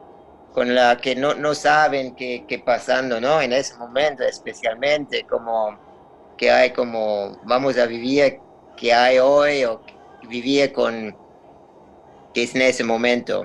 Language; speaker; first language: Spanish; non-native, learner; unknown